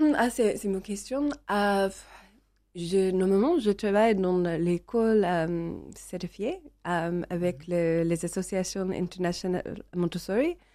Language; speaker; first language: French; non-native, learner; English